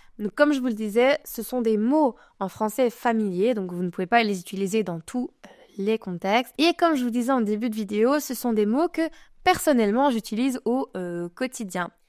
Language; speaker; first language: French; native; French